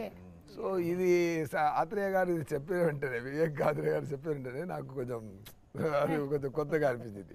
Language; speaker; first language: Telugu; non-native, learner; Tamil